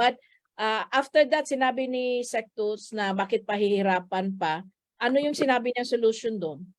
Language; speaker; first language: Filipino; non-native, local second language; Cebuano